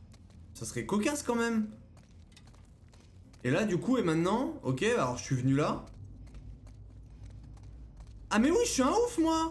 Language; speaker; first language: French; native; French